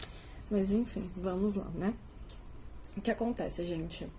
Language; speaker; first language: Portuguese; native; Portuguese